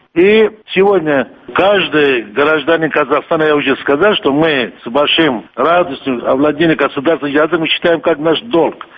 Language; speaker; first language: Russian; non-native, local second language; Kurdish